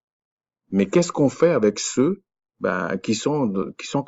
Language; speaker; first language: French; native; French